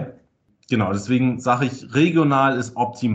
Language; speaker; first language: German; native; German